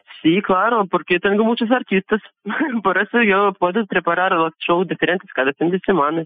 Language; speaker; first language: Spanish; non-native, learner; Russian